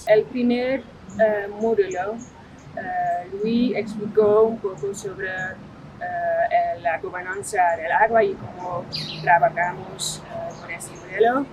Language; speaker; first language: Spanish; non-native, fluent; Dutch